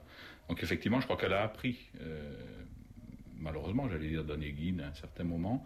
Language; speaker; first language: French; native; French